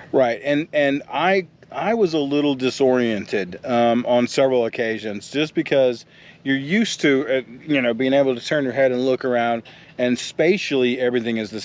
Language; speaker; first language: English; native; English